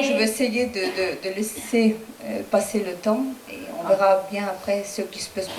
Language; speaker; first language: French; non-native, fluent; Spanish